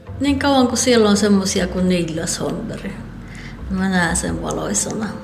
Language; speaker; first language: Finnish; non-native, local second language; Northern Sami